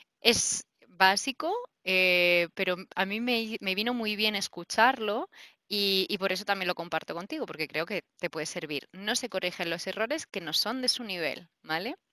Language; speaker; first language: Spanish; native; Spanish